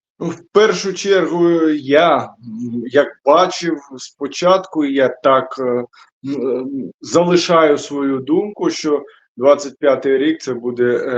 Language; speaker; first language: Ukrainian; non-native, local second language; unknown